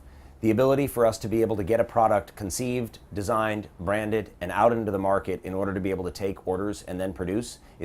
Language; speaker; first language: English; native; English